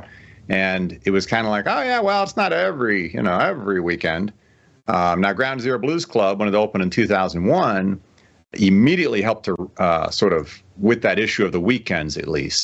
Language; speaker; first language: English; native; English